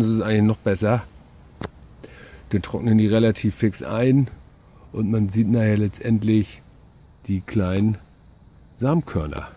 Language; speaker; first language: German; native; German